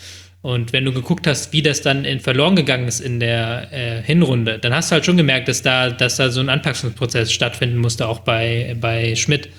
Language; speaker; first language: German; native; German